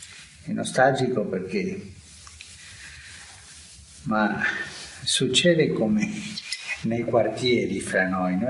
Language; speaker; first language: Italian; non-native, fluent; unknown